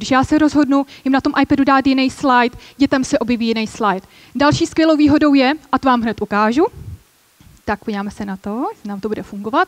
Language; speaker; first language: Czech; native; Czech